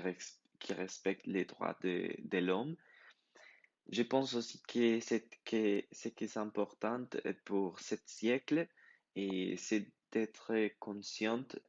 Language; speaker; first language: French; non-native, learner; Spanish